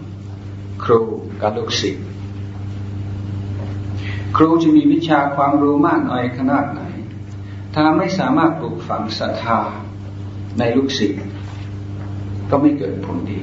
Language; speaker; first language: Thai; non-native, fluent; English